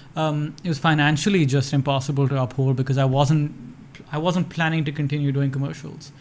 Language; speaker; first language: English; non-native, local second language; Urdu